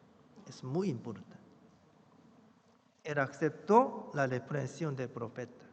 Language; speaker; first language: Spanish; non-native, fluent; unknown